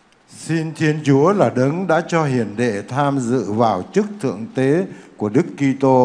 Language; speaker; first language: Vietnamese; native; Vietnamese